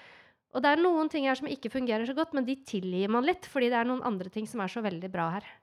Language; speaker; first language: Norwegian; native; Norwegian